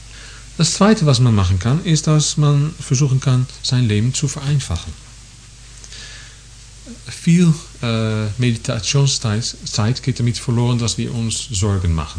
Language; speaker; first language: German; non-native, fluent; English